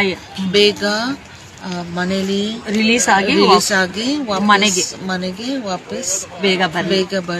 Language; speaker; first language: Kannada; non-native, learner; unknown